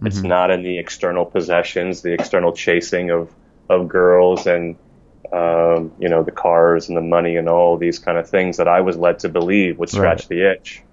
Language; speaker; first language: English; native; English